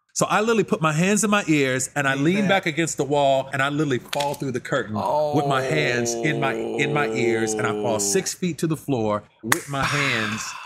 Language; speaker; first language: English; native; English